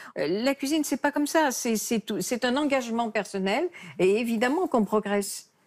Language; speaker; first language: French; native; French